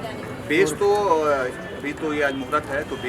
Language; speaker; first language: Hindi; native; Hindi